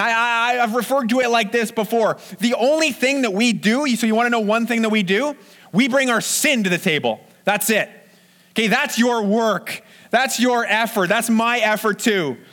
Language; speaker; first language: English; native; English